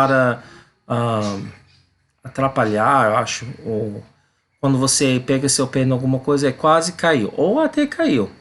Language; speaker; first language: Portuguese; non-native, learner; English